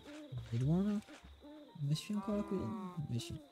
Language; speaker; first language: French; native; French